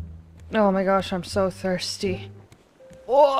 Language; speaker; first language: English; native; English